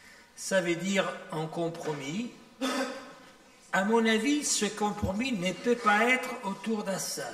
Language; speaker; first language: French; non-native, fluent; Italian